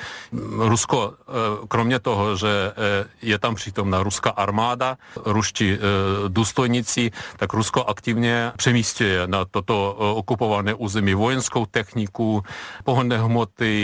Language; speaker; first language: Czech; non-native, fluent; Ukrainian